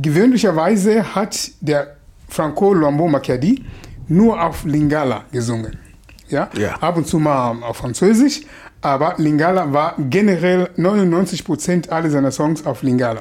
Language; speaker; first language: German; non-native, fluent; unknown